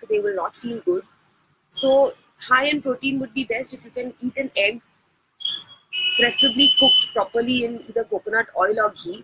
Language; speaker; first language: English; non-native, local second language; Hindi